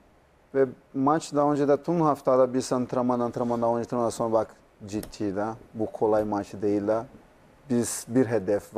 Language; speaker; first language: Turkish; non-native, learner; Portuguese